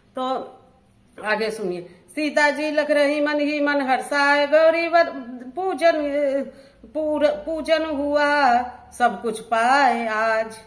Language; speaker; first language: Hindi; native; Hindi